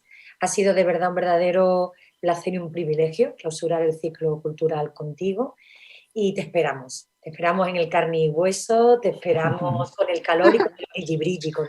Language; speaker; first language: Spanish; native; Spanish